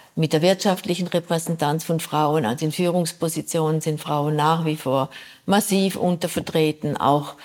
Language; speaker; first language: German; native; German